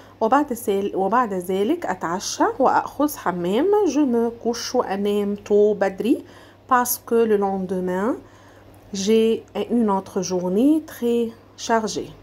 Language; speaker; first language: French; non-native, fluent; Arabic